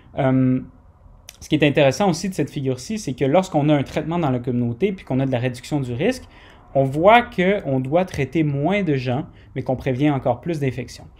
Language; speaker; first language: French; native; French